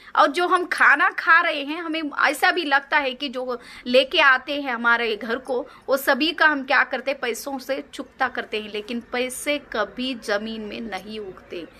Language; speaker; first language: Hindi; non-native, local second language; Kannada